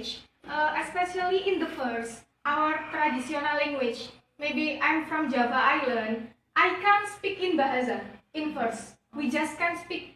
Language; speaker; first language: English; non-native, learner; Javanese